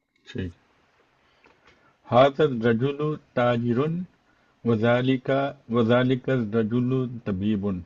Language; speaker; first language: Arabic; non-native, learner; Urdu